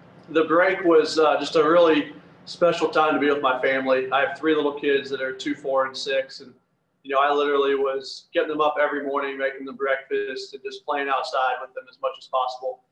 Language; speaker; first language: English; native; English